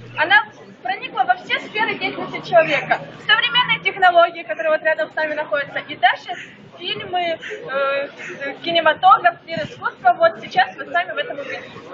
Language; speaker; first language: Russian; native; Russian